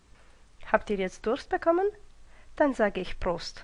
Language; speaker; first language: German; non-native, fluent; Romanian